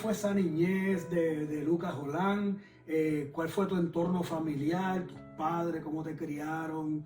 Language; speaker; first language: Spanish; native; Spanish